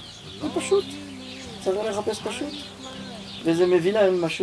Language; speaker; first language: Hebrew; non-native, fluent; French